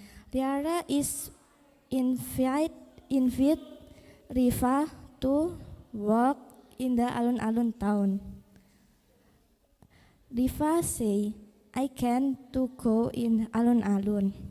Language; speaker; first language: English; non-native, learner; Indonesian